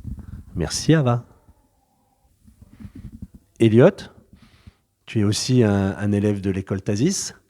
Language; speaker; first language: French; native; French